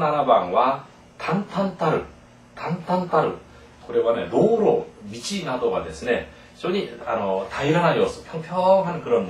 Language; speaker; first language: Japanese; non-native, fluent; Korean